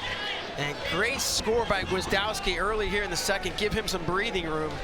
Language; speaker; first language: English; native; English